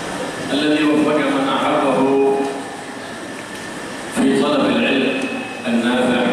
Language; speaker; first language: Arabic; native; Arabic